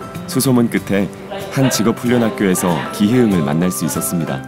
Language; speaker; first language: Korean; native; Korean